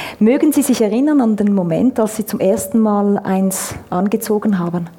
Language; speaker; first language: German; native; German